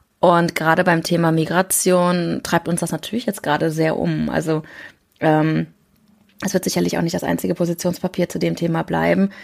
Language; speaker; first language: German; early bilingual, other home language; Korean